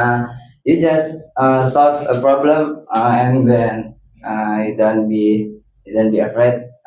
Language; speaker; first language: English; non-native, learner; Indonesian